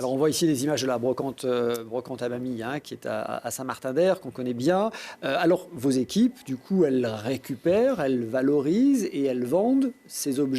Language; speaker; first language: French; native; French